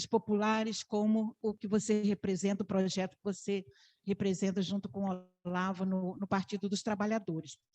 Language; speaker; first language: Portuguese; native; Portuguese